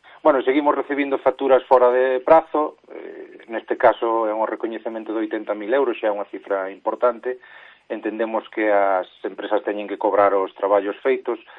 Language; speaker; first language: Galician; native; Galician